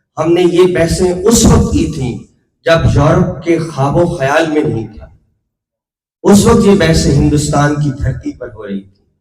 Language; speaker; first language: Urdu; non-native, local second language; Punjabi